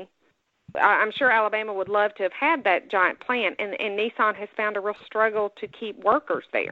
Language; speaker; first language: English; native; English